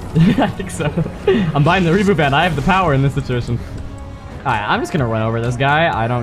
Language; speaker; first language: English; native; English